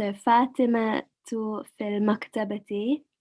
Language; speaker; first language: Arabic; non-native, learner; English